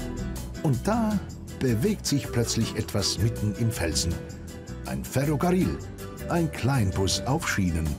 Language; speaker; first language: German; native; German